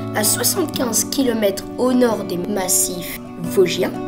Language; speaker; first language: French; native; French